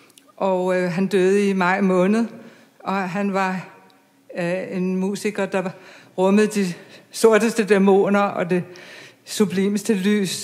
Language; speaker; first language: Danish; native; Danish